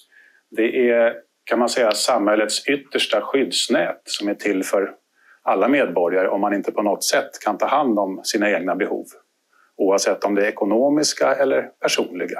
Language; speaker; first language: Swedish; native; Swedish